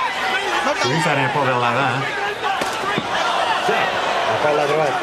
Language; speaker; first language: French; native; French